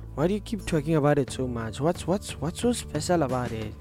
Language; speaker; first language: English; non-native, local second language; Tswana